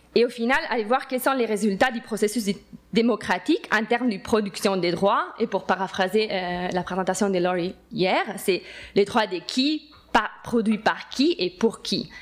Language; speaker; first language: French; non-native, fluent; Italian